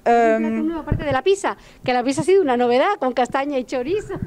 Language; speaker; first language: Spanish; native; Spanish